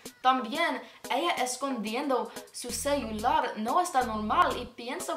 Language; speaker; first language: Spanish; non-native, learner; English